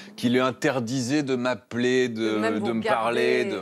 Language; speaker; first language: French; native; French